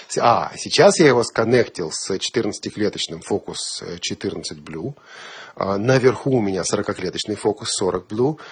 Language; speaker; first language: Russian; native; Russian